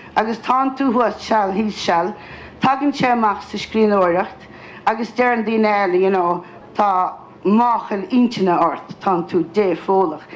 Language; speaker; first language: Irish; native; Irish